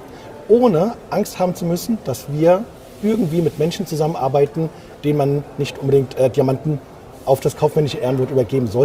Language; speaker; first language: German; native; German